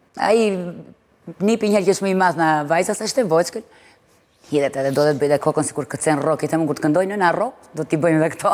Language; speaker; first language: Albanian; early bilingual, heritage; Albanian